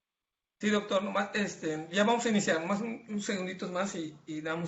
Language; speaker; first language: Spanish; native; Spanish